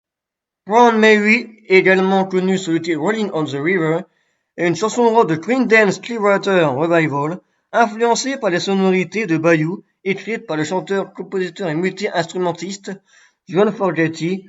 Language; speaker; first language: French; native; French